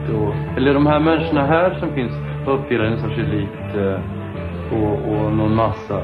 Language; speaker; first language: Swedish; native; Swedish